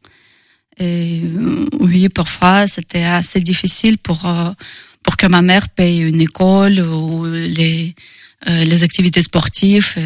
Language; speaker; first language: French; non-native, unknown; Russian